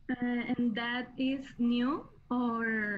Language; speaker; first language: English; non-native, learner; Spanish